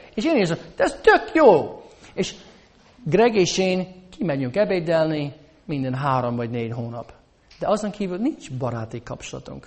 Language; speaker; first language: Hungarian; non-native, fluent; English